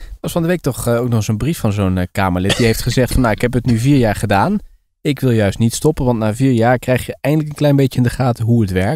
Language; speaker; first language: Dutch; native; Dutch